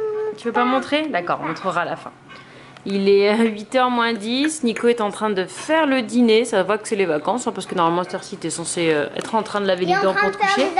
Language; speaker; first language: French; native; French